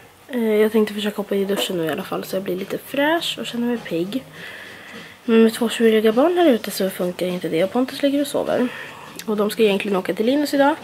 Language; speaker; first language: Swedish; native; Swedish